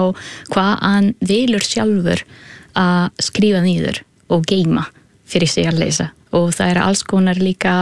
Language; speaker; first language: Icelandic; non-native, fluent; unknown